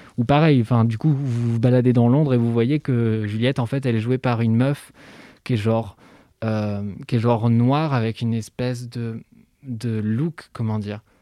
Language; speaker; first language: French; native; French